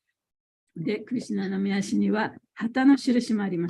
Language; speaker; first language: Japanese; native; Japanese